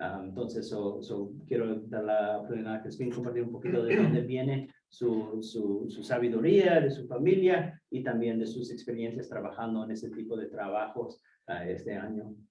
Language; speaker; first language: Spanish; non-native, fluent; English